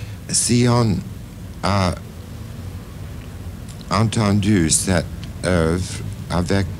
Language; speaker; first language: French; non-native, fluent; English